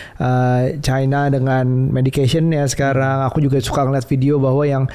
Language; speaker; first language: Indonesian; native; Indonesian